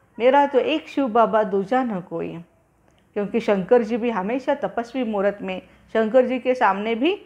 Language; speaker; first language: Hindi; non-native, local second language; Marathi